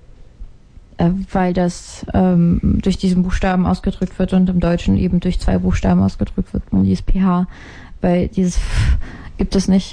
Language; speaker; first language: German; native; German